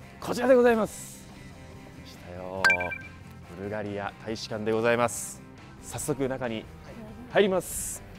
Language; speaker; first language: Japanese; native; Japanese